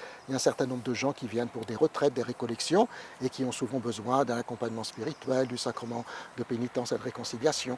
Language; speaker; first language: French; native; French